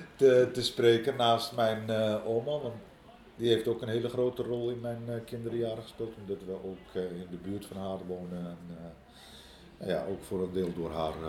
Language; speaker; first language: Dutch; early bilingual, other home language; Arabic